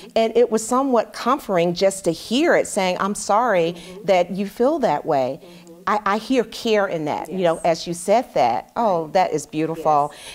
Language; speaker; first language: English; native; English